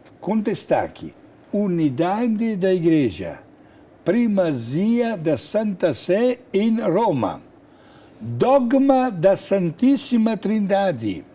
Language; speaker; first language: Portuguese; non-native, fluent; Italian